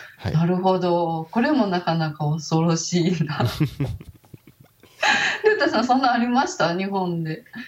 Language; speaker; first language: Japanese; native; Japanese